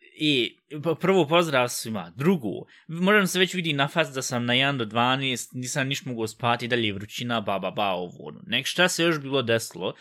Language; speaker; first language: Bosnian; early bilingual, heritage; Bosnian